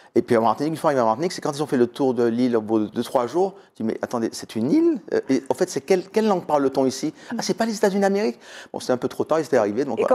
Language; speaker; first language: French; native; French